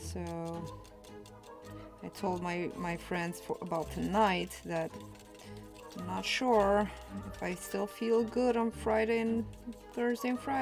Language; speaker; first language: English; non-native, fluent; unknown